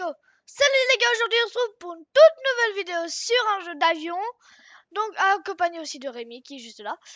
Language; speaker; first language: French; native; French